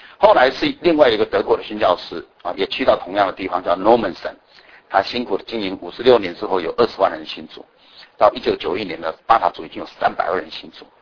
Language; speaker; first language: Chinese; native; Chinese